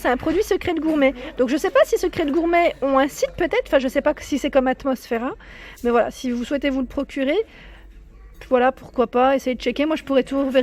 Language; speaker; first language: French; native; French